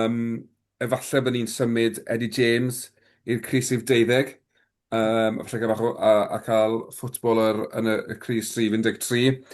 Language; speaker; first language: Welsh; native; Welsh